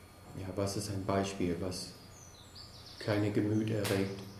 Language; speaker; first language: German; non-native, fluent; English